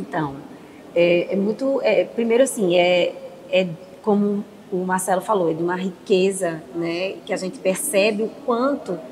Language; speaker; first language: Portuguese; native; Portuguese